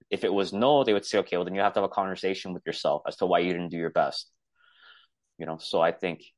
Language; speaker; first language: English; native; English